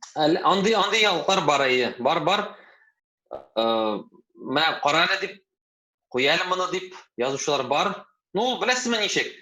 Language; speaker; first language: Tatar; native; Tatar